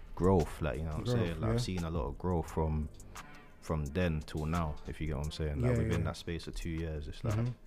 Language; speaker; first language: English; native; English